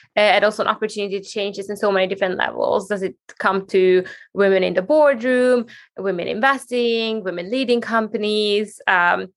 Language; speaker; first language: English; non-native, fluent; Hungarian